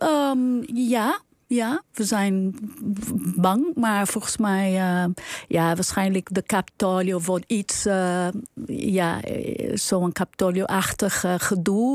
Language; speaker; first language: Dutch; non-native, fluent; Portuguese